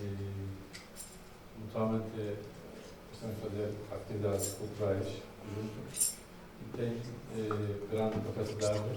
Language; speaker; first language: Portuguese; non-native, learner; Turkish